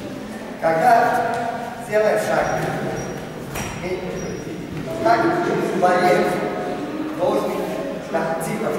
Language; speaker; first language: Russian; non-native, learner; Serbian